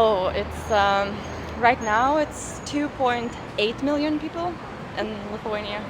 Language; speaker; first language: English; non-native, fluent; Lithuanian